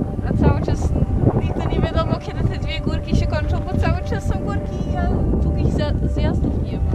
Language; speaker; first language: Polish; non-native, fluent; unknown